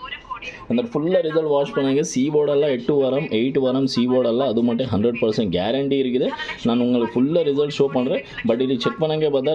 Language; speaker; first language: Tamil; non-native, local second language; Malayalam